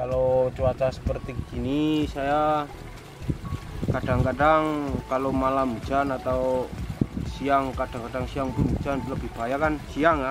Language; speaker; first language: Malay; non-native, local second language; Javanese